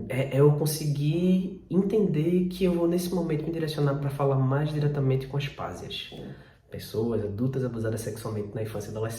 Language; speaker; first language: Portuguese; native; Portuguese